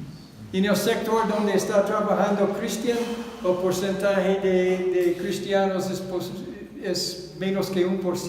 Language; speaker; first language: Spanish; non-native, fluent; English